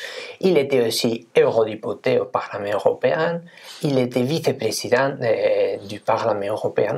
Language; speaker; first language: French; non-native, fluent; Spanish